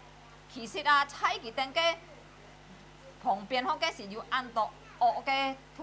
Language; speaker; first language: Chinese; early bilingual, heritage; Hakka Chinese